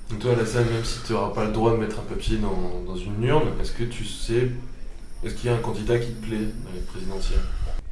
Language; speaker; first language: French; native; French